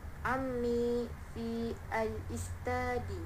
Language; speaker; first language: Arabic; non-native, learner; Malay